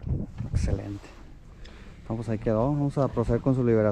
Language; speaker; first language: Spanish; native; Spanish